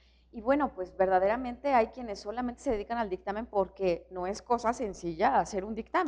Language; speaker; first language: Spanish; native; Spanish